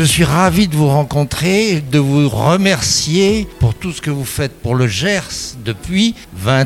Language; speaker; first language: French; native; French